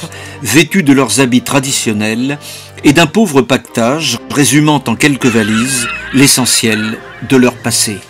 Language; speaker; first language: French; non-native, fluent; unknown